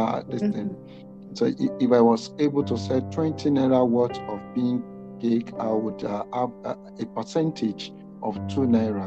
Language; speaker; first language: English; non-native, local second language; Yoruba